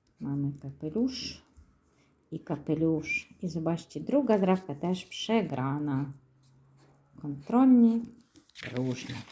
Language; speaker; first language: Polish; non-native, learner; Ukrainian